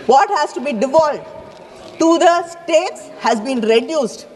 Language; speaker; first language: English; non-native, local second language; Tamil